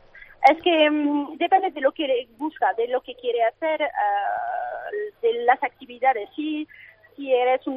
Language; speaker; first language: Spanish; non-native, fluent; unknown